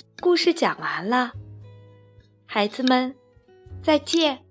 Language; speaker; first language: Chinese; native; Chinese